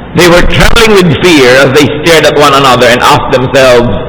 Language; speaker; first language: English; non-native, local second language; Filipino